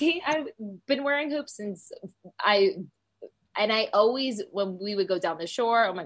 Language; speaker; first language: English; native; English